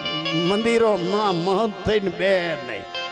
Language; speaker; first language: Gujarati; native; Gujarati